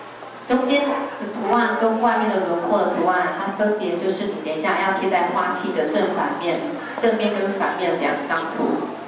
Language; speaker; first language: Chinese; native; Chinese